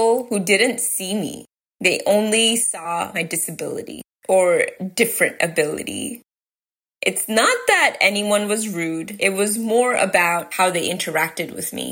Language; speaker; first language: English; early bilingual, other home language; Gujarati